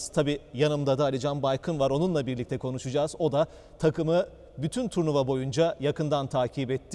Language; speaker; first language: Turkish; native; Turkish